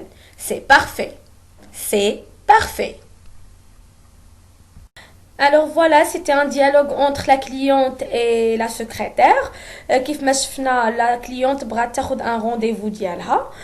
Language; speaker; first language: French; non-native, local second language; Arabic